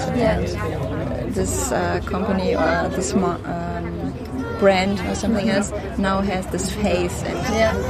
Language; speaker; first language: English; non-native, learner; German